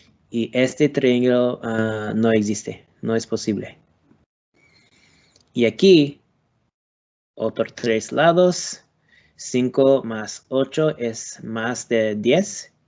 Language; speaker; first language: Spanish; non-native, learner; English